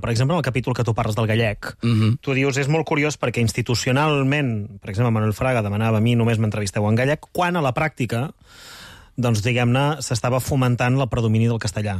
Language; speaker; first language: Catalan; native; Catalan